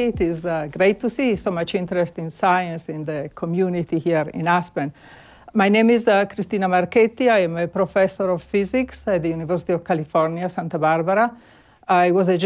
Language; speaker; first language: English; non-native, fluent; Italian